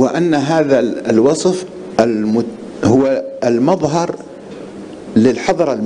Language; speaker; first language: Arabic; native; Arabic